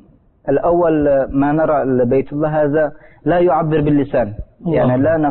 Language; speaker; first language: Arabic; non-native, learner; Turkish